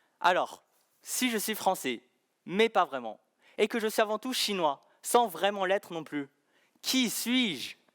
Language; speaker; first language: French; early bilingual, other home language; Chinese